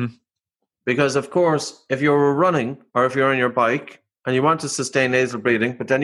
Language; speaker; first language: English; native; English